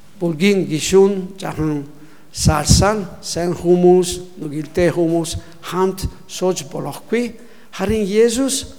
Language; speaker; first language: Mongolian; non-native, learner; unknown